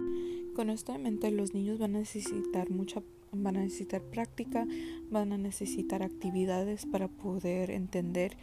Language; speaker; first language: Spanish; early bilingual, heritage; Spanish